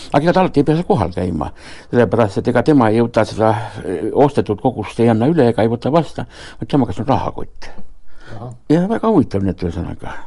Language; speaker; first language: Estonian; native; Estonian